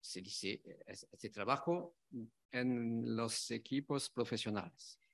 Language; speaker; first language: Spanish; non-native, learner; French